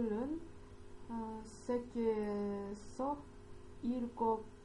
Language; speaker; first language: Korean; non-native, learner; English